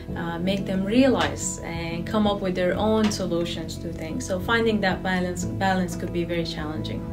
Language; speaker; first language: English; non-native, fluent; Arabic